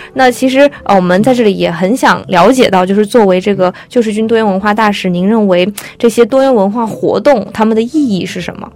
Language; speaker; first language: Chinese; native; Chinese